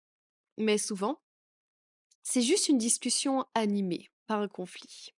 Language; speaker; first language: French; native; French